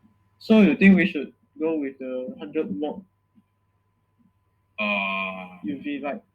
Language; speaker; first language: English; non-native, local second language; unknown